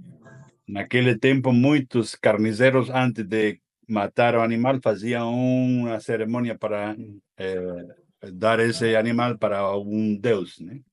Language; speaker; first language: Portuguese; non-native, fluent; Spanish